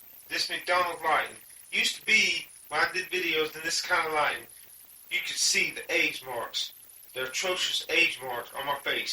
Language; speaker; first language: English; native; English